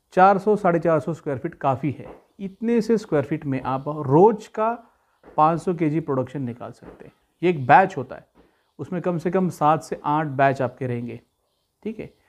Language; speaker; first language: Hindi; non-native, local second language; Marathi